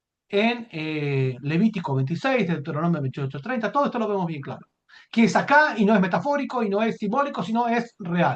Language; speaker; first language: Spanish; native; Spanish